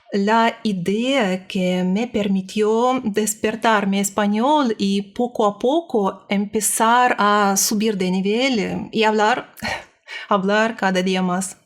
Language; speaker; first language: Spanish; non-native, learner; Russian